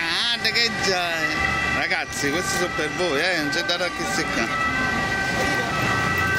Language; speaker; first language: Italian; native; Italian